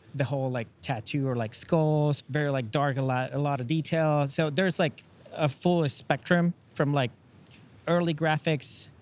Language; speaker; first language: English; non-native, fluent; Spanish